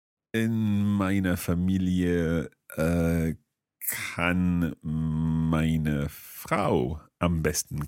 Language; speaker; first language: German; non-native, learner; English